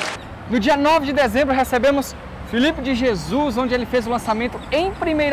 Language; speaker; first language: Portuguese; native; Portuguese